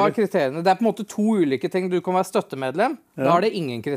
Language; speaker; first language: Norwegian; native; Norwegian